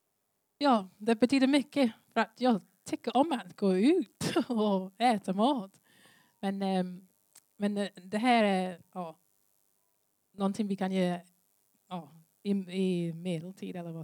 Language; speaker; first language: Swedish; non-native, learner; English